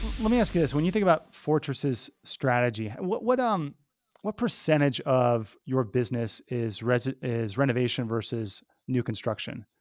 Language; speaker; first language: English; native; English